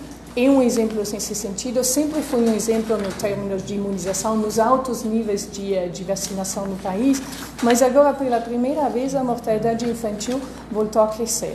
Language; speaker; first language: Portuguese; non-native, fluent; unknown